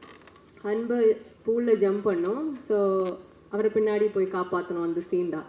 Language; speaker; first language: Tamil; non-native, learner; Malayalam